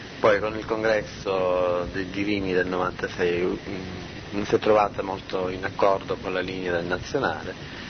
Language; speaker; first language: Italian; native; Italian